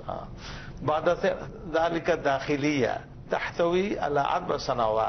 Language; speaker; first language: Arabic; non-native, fluent; Bangla